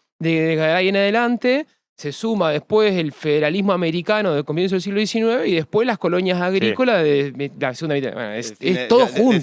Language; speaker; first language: Spanish; native; Spanish